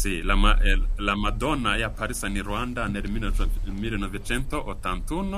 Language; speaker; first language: Italian; non-native, fluent; Kinyarwanda